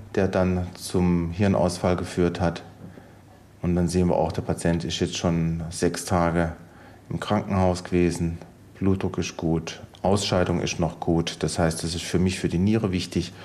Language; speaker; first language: German; native; German